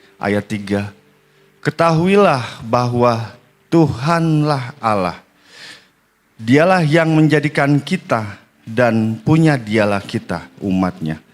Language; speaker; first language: Indonesian; native; Indonesian